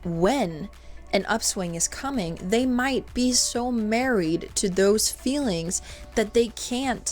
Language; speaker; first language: English; non-native, fluent; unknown